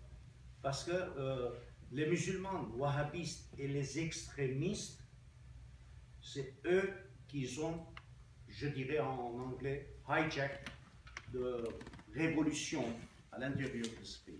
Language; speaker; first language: French; non-native, fluent; Armenian